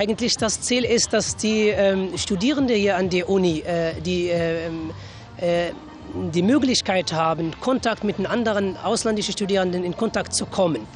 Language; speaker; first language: German; non-native, fluent; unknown